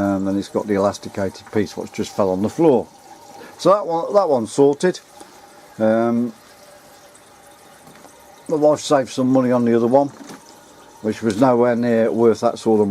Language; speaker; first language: English; native; English